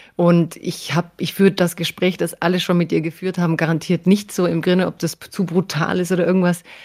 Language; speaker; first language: German; early bilingual, other home language; Croatian